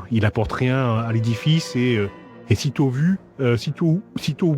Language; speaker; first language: French; native; French